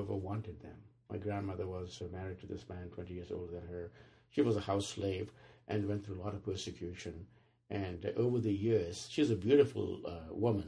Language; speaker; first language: English; non-native, local second language; Telugu